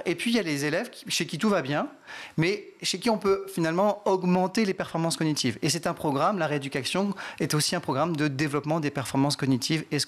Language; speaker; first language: French; native; French